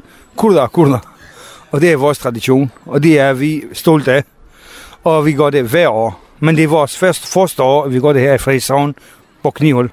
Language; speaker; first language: Danish; non-native, learner; Kurdish